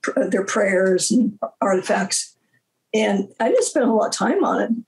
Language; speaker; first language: English; native; English